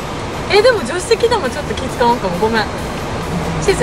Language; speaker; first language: Japanese; native; Japanese